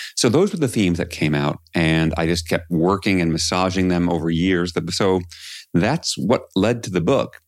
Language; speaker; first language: English; native; English